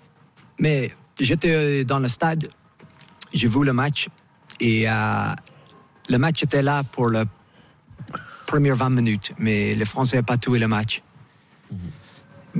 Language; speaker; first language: French; non-native, fluent; English